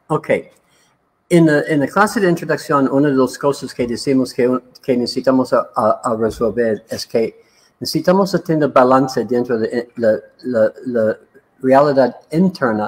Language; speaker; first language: Spanish; non-native, learner; English